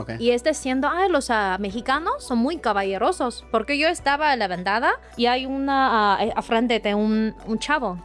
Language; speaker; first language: Spanish; non-native, learner; Chinese